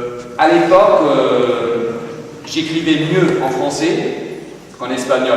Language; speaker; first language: French; non-native, fluent; Spanish